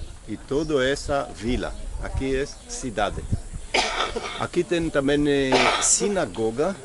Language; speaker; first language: Portuguese; non-native, fluent; Hebrew